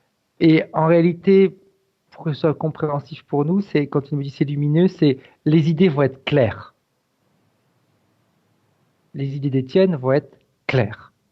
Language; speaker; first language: French; native; French